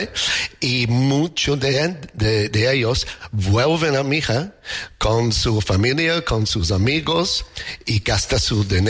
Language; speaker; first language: Spanish; non-native, fluent; English